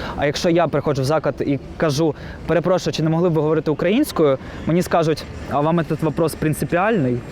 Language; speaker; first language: Ukrainian; non-native, local second language; Russian